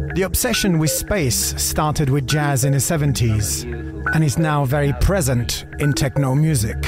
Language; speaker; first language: English; non-native, fluent; French